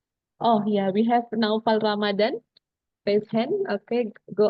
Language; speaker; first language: English; non-native, fluent; Indonesian